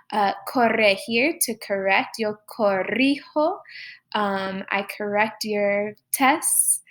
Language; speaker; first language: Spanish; non-native, fluent; English